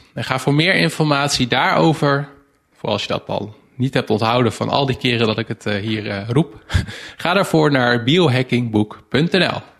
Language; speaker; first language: Dutch; native; Dutch